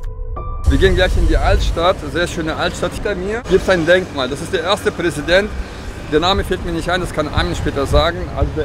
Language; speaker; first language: German; non-native, fluent; Russian